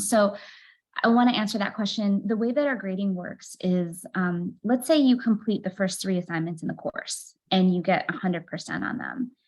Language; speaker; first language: English; native; English